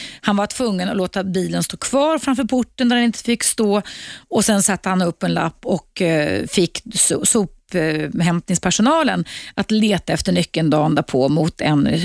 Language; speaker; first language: Swedish; native; Swedish